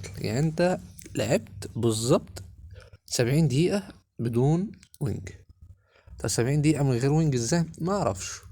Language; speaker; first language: Arabic; native; Arabic